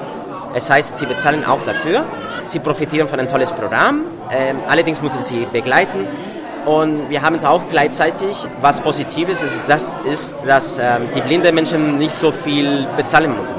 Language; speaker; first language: German; non-native, fluent; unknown